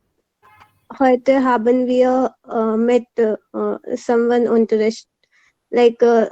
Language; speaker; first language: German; non-native, learner; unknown